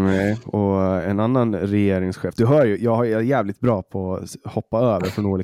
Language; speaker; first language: Swedish; native; Swedish